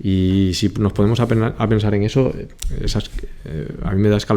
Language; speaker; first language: Spanish; native; Spanish